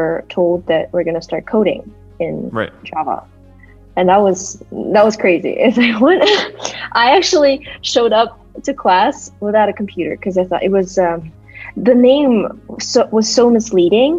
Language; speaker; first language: English; non-native, fluent; Russian